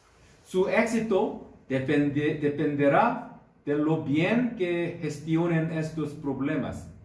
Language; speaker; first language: Spanish; non-native, fluent; Korean